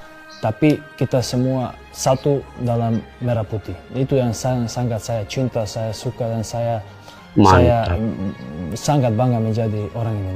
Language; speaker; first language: Indonesian; non-native, fluent; Serbian